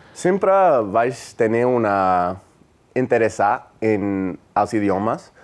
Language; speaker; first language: Catalan; non-native, learner; English